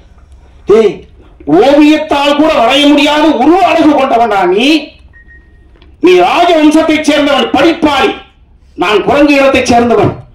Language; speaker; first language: Tamil; native; Tamil